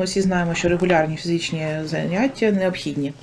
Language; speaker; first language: Ukrainian; native; Ukrainian